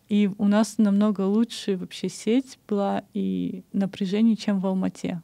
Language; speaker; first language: Russian; non-native, local second language; Kyrgyz